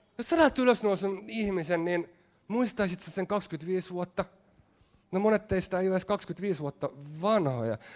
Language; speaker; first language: Finnish; native; Finnish